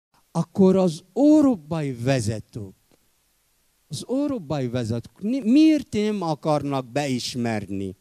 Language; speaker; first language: Hungarian; non-native, fluent; Arabic